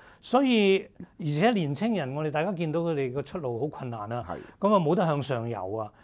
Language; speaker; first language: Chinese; non-native, local second language; Cantonese